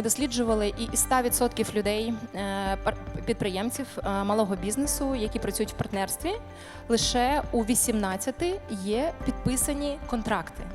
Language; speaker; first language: Ukrainian; native; Ukrainian